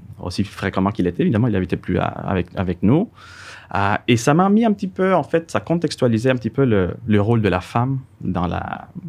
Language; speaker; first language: French; non-native, fluent; Spanish